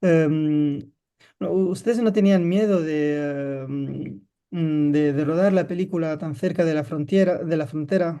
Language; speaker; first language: Spanish; non-native, fluent; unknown